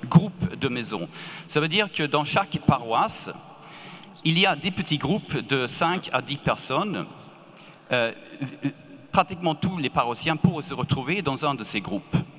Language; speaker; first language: French; non-native, fluent; Swedish